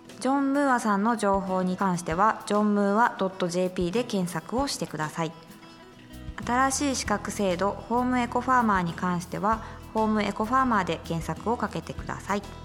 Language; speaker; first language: Japanese; native; Japanese